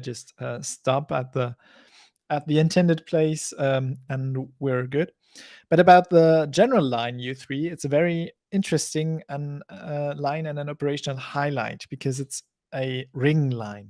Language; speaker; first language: English; non-native, fluent; German